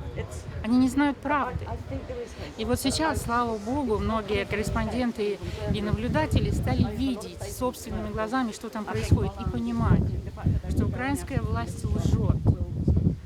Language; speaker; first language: Russian; native; Russian